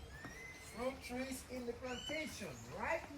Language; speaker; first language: English; non-native, local second language; Spanish